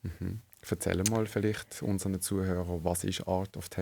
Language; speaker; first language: German; native; German